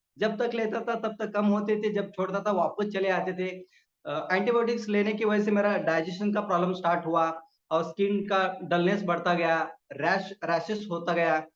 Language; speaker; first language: Hindi; non-native, local second language; Marathi